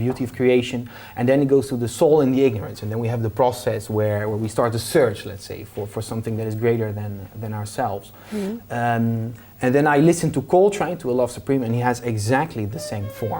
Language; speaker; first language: English; non-native, fluent; Dutch